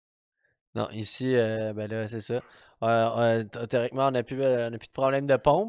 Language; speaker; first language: French; native; French